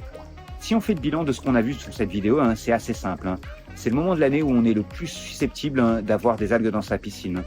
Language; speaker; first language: French; native; French